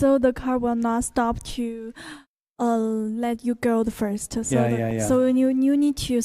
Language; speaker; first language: English; non-native, learner; Chinese